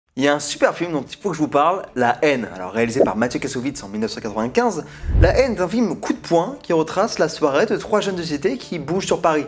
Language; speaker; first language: French; native; French